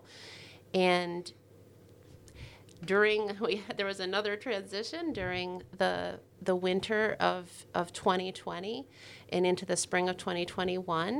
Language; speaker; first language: English; native; English